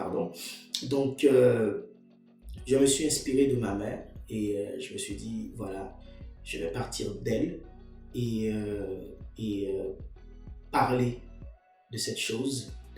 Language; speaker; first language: French; non-native, local second language; Haitian Creole